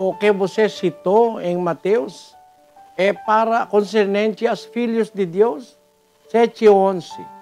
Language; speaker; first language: Portuguese; non-native, fluent; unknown